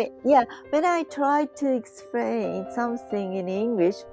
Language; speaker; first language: English; non-native, learner; Japanese